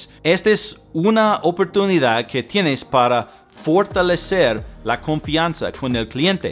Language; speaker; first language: Spanish; non-native, fluent; English